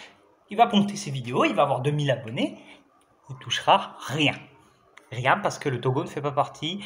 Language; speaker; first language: French; native; French